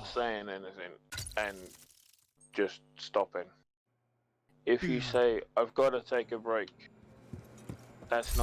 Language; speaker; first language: English; native; English